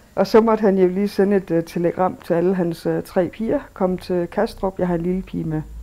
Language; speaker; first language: Danish; early bilingual, other home language; Kalaallisut